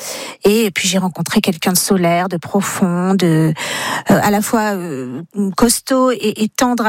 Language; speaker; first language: French; native; French